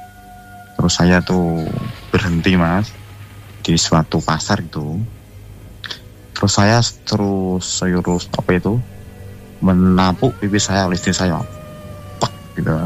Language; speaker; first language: Indonesian; non-native, local second language; Javanese